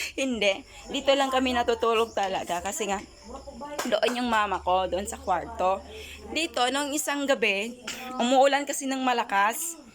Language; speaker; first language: Filipino; non-native, local second language; Cebuano